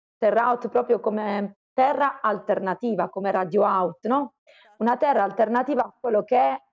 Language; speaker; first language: Italian; native; Italian